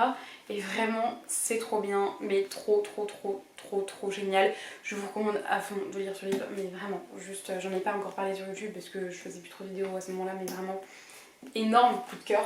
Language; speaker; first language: French; native; French